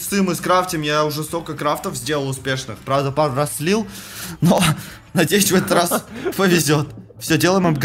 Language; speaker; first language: Russian; native; Russian